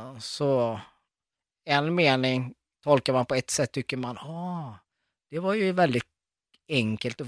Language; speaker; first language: Swedish; early bilingual, other home language; Arabic